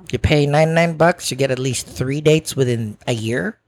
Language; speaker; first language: English; non-native, local second language; Filipino